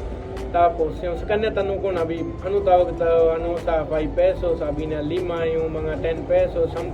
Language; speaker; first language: Filipino; non-native, learner; Punjabi